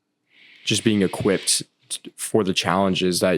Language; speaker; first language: English; native; English